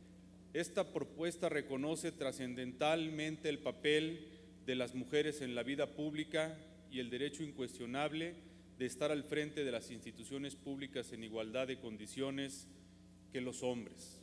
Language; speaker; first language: Spanish; native; Spanish